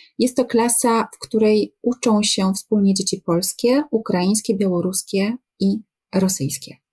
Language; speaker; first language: Polish; native; Polish